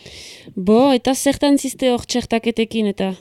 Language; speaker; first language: Basque; native; Basque